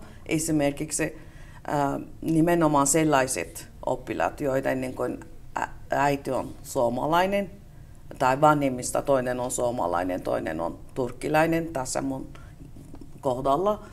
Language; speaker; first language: Finnish; non-native, fluent; Turkish